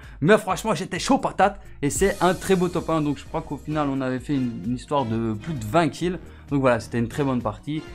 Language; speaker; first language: French; native; French